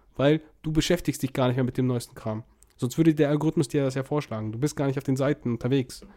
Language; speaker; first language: German; early bilingual, other home language; Russian